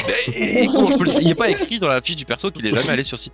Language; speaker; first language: French; native; French